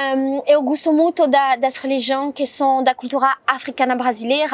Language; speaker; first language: Portuguese; non-native, learner; French